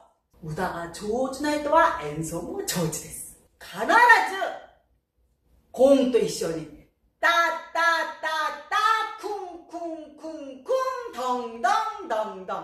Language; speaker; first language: Japanese; non-native, fluent; Korean